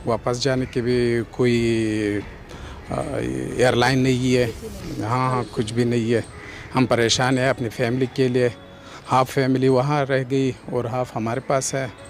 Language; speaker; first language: Hindi; non-native, fluent; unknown